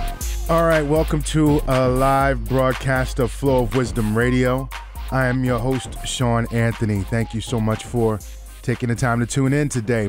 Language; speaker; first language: English; native; English